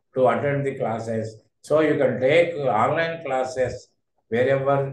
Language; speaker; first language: English; non-native, local second language; Telugu